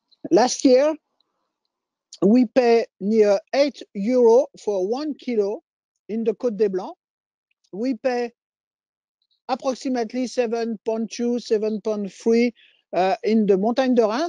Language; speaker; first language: English; non-native, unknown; French